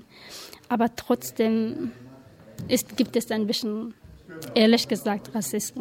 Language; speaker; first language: German; non-native, learner; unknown